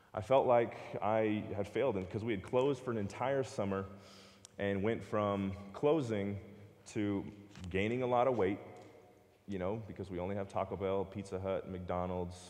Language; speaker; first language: English; native; English